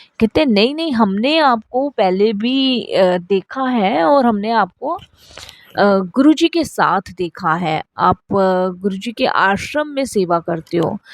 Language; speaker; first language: Hindi; native; Hindi